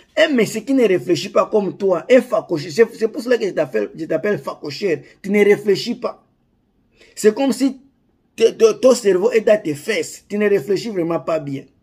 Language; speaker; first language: French; non-native, local second language; Lingala